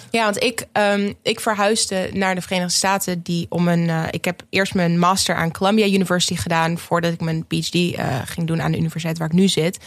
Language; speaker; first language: Dutch; native; Dutch